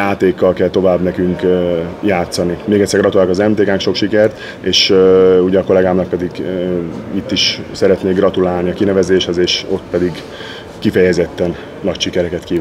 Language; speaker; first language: Hungarian; native; Hungarian